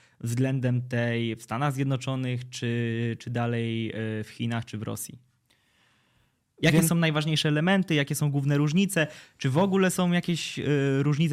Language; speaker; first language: Polish; native; Polish